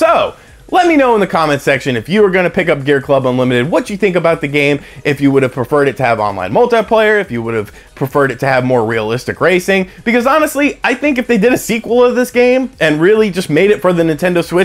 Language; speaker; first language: English; native; English